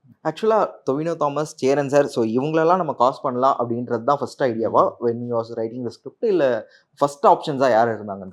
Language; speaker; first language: Tamil; native; Tamil